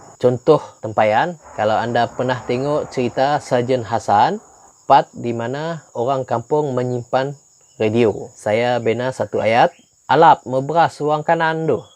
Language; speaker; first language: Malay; non-native, local second language; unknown